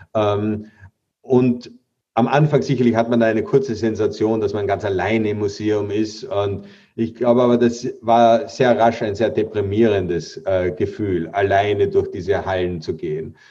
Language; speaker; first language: German; native; German